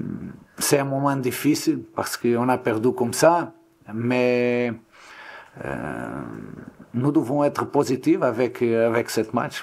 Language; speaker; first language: French; non-native, learner; Portuguese